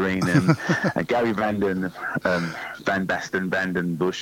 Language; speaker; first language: English; native; English